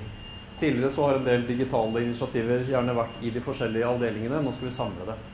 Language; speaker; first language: Norwegian; native; Norwegian